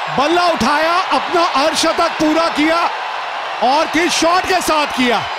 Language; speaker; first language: Hindi; native; Hindi